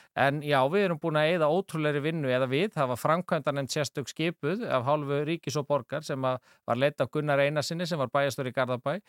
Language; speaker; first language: Icelandic; native; Icelandic